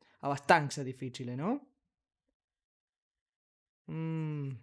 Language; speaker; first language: Italian; non-native, learner; Spanish